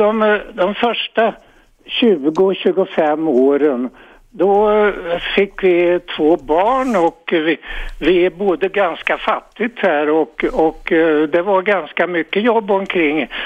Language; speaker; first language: Swedish; native; Swedish